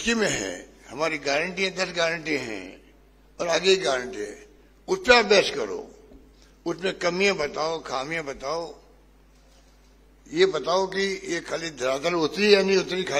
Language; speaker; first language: Hindi; native; Hindi